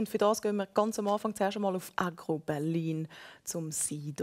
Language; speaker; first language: German; native; German